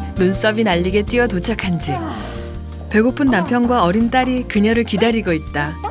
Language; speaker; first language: Korean; native; Korean